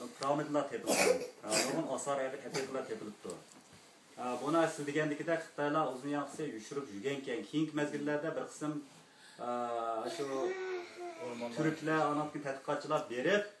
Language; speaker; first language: Uzbek; early bilingual, heritage; Uyghur